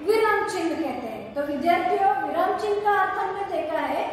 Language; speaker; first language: Hindi; non-native, local second language; Kannada